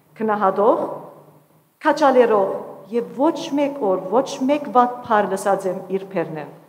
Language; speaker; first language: Armenian; early bilingual, heritage; Armenian